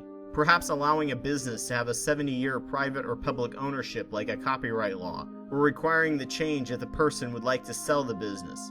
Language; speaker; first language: English; native; English